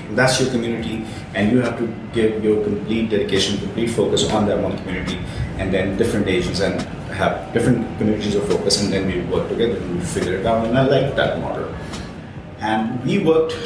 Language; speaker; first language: English; non-native, local second language; Urdu